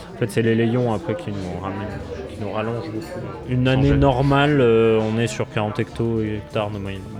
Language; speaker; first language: French; native; French